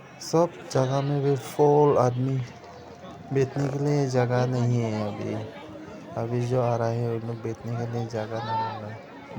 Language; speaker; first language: Hindi; non-native, local second language; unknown